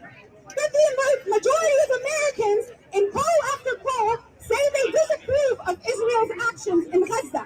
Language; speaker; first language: English; native; English